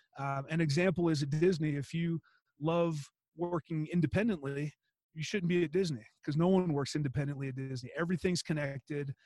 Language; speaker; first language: English; native; English